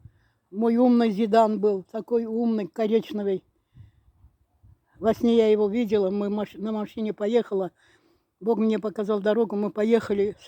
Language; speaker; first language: Russian; non-native, fluent; Azerbaijani